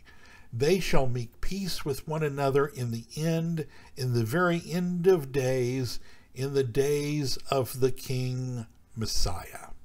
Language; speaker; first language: English; native; English